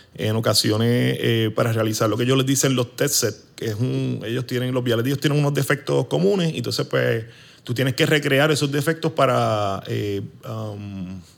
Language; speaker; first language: Spanish; native; Spanish